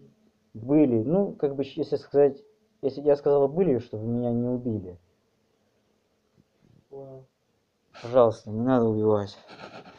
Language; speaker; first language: Russian; native; Russian